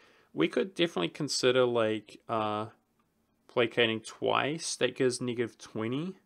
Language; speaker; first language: English; native; English